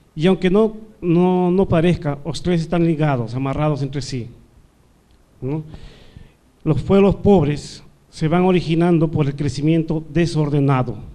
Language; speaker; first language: Portuguese; non-native, learner; Spanish